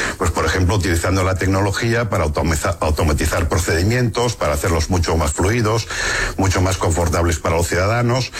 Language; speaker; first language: Spanish; non-native, local second language; Catalan